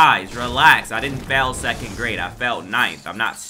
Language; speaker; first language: English; native; English